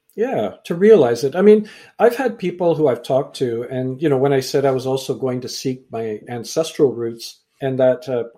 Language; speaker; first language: English; native; English